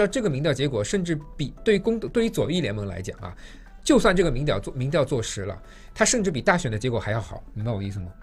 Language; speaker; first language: Chinese; native; Chinese